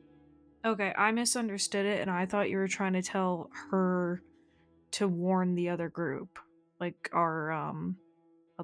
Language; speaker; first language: English; native; English